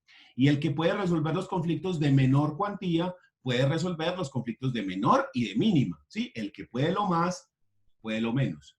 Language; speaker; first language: Spanish; native; Spanish